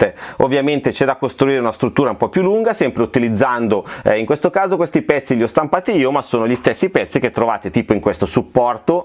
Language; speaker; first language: Italian; native; Italian